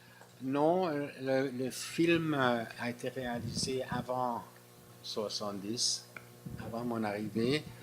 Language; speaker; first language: French; non-native, fluent; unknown